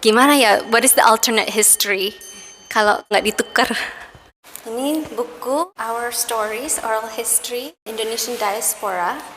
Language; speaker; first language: Indonesian; early bilingual, heritage; Indonesian